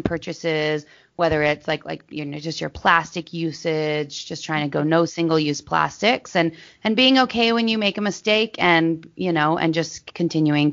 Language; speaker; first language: English; native; English